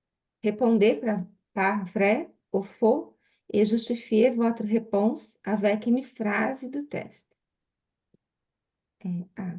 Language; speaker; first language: French; non-native, learner; Portuguese